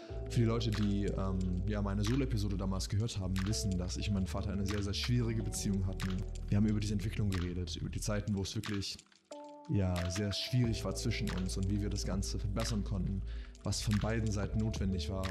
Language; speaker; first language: German; early bilingual, heritage; German